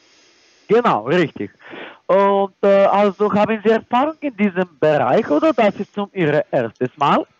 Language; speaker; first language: German; non-native, fluent; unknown